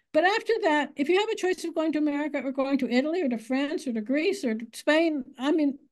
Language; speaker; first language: English; native; English